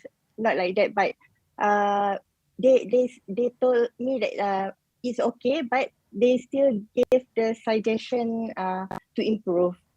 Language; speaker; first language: English; non-native, learner; Malay